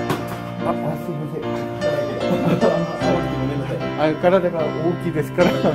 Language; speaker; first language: Japanese; non-native, learner; Korean